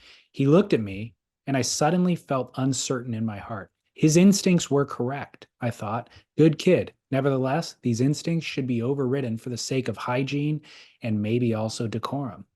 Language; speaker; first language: English; native; English